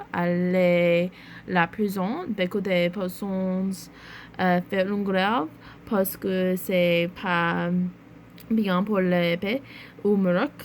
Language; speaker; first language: French; non-native, learner; English